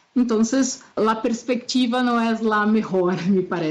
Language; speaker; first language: Spanish; non-native, fluent; Portuguese